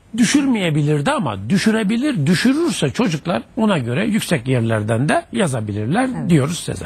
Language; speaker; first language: Turkish; native; Turkish